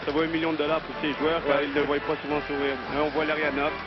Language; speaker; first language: French; native; French